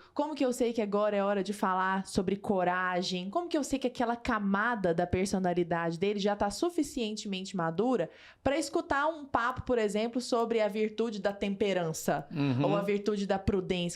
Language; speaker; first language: Portuguese; native; Portuguese